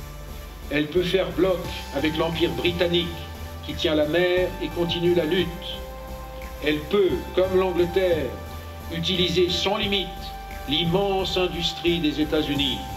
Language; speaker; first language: French; native; French